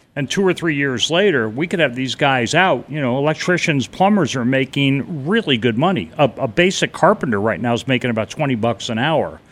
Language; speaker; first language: English; native; English